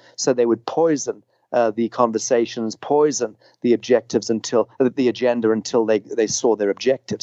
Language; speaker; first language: English; native; English